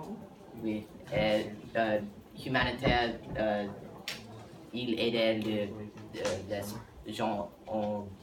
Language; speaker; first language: French; non-native, learner; English